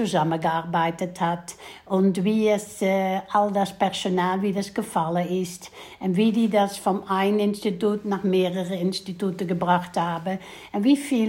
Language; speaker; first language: German; non-native, fluent; Dutch